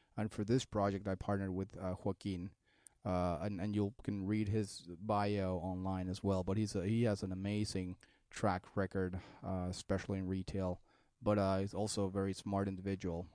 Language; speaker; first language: English; non-native, fluent; Spanish